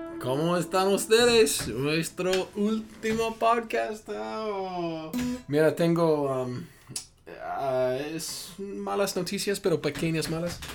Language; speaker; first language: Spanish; non-native, fluent; English